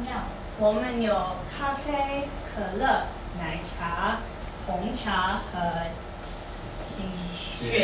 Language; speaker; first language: Chinese; non-native, learner; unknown